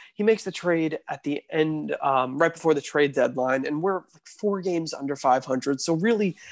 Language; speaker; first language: English; native; English